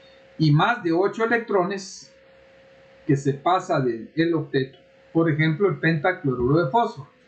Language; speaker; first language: Spanish; native; Spanish